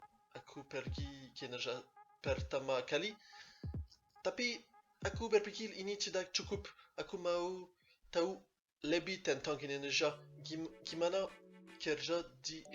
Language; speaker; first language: Indonesian; non-native, learner; French